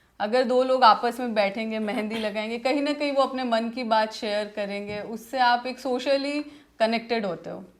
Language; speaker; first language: Hindi; native; Hindi